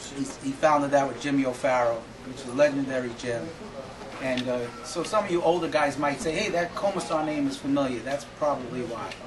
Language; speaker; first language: English; native; English